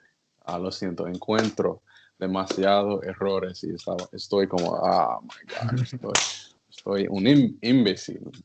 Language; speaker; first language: Spanish; non-native, learner; English